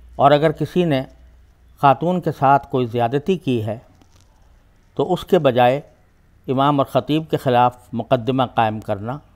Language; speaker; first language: Urdu; native; Urdu